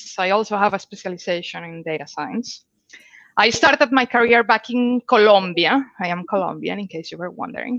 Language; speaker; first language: English; non-native, fluent; Spanish